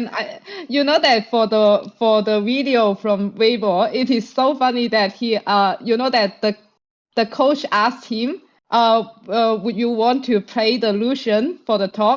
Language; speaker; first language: English; non-native, fluent; Chinese